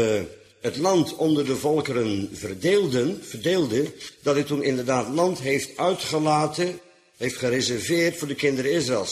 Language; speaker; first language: Dutch; native; Dutch